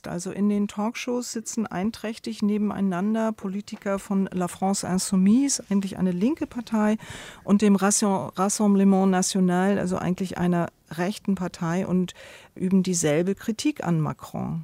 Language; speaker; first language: German; native; German